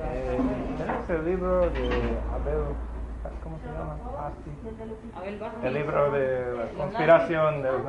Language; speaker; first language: Spanish; non-native, fluent; English